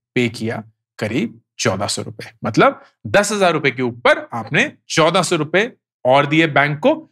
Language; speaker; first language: Hindi; native; Hindi